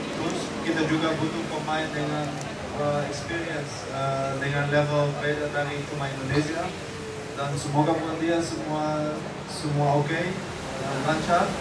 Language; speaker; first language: Indonesian; non-native, fluent; Dutch